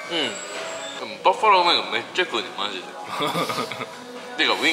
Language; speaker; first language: Japanese; native; Japanese